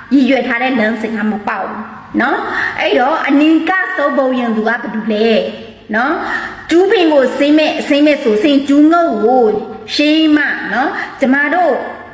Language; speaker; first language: Burmese; non-native, local second language; Karen languages